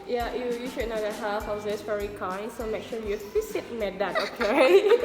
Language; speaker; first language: English; non-native, fluent; Indonesian